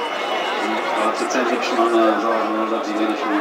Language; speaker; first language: Czech; native; Czech